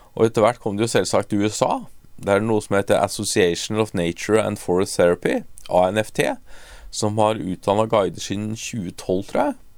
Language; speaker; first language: Norwegian; native; Norwegian